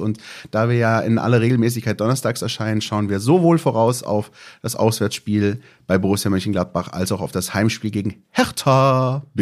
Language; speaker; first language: German; native; German